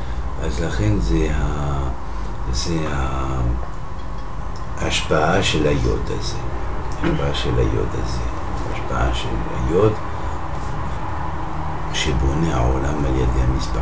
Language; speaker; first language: Hebrew; non-native, fluent; French